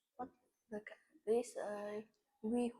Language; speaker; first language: English; non-native, learner; Vietnamese